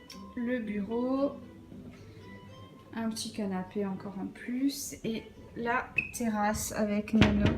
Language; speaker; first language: French; native; French